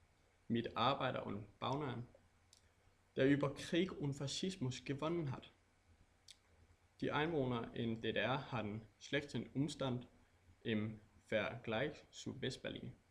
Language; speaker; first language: German; non-native, learner; Danish